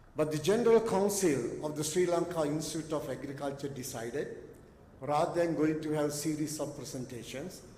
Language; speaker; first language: English; non-native, local second language; Sinhala